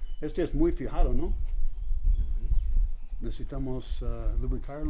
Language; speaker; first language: Spanish; non-native, learner; English